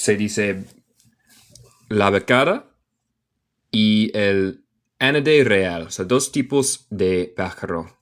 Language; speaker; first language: Spanish; non-native, learner; English